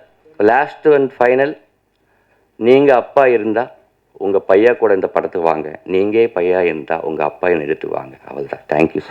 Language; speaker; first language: Tamil; non-native, learner; Telugu